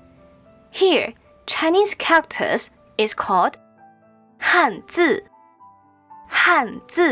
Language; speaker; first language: English; non-native, fluent; Chinese